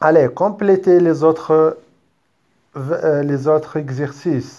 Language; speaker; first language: French; non-native, local second language; Arabic